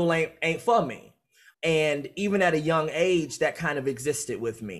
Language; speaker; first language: English; native; English